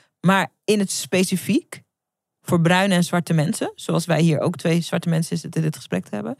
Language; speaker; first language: Dutch; native; Dutch